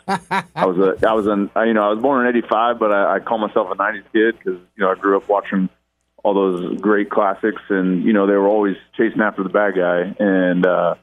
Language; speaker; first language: English; native; English